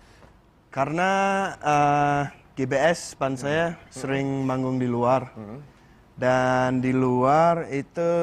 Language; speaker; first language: Indonesian; non-native, fluent; English